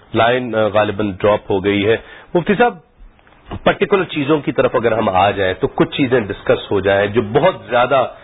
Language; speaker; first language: Urdu; native; Urdu